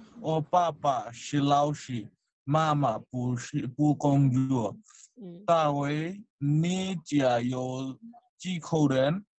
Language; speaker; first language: Chinese; non-native, learner; Bangla